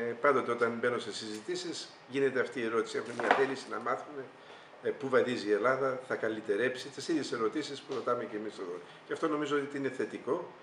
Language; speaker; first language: Greek; early bilingual, heritage; Greek